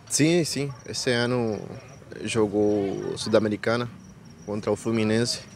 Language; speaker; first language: Portuguese; non-native, fluent; Spanish